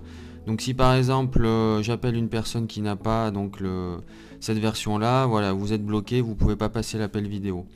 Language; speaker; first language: French; native; French